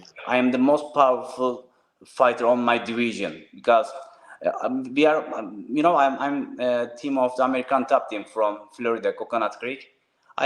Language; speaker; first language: English; non-native, learner; Turkish